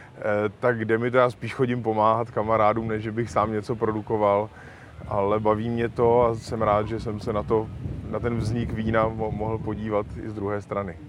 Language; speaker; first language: Czech; native; Czech